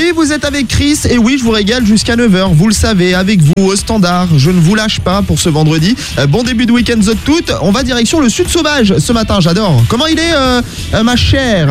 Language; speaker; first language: French; native; French